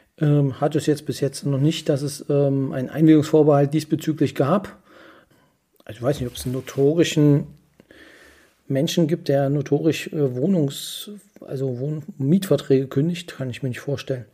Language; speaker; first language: German; native; German